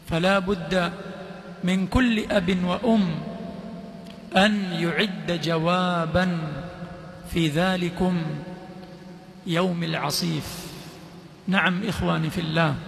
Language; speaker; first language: Arabic; non-native, fluent; Swahili